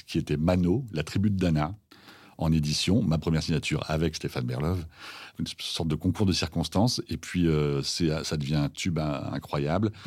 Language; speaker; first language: French; native; French